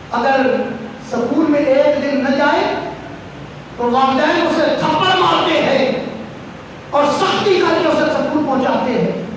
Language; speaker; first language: Urdu; non-native, local second language; Punjabi